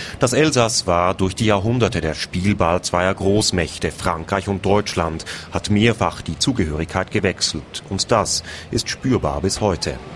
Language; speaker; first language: German; native; German